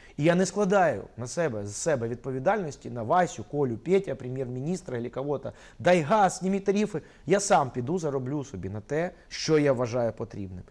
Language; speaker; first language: Ukrainian; non-native, local second language; Russian